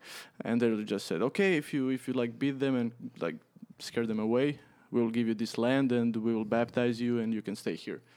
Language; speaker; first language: English; non-native, fluent; Croatian